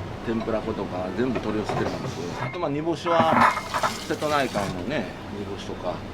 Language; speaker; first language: Japanese; native; Japanese